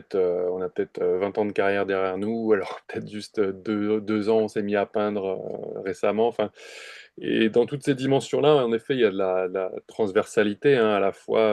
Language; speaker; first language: French; native; French